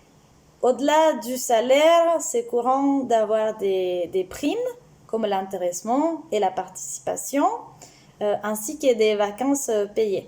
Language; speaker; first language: French; non-native, fluent; Spanish